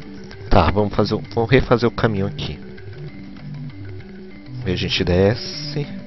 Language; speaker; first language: Portuguese; native; Portuguese